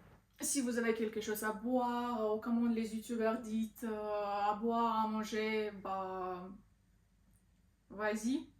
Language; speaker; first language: French; non-native, learner; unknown